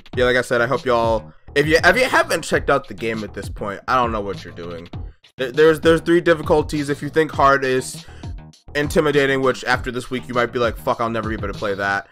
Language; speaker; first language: English; native; English